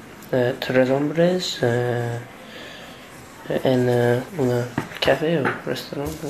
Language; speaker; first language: Spanish; non-native, learner; English